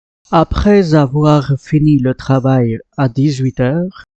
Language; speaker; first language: French; non-native, fluent; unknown